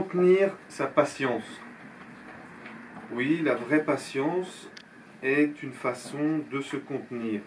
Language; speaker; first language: French; native; French